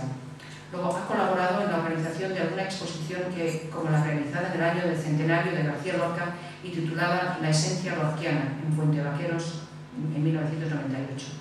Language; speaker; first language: Spanish; native; Spanish